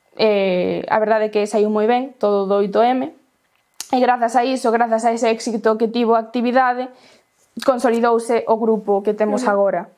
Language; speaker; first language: Galician; non-native, local second language; Spanish